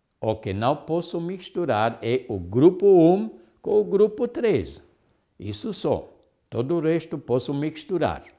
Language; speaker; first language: Portuguese; non-native, fluent; German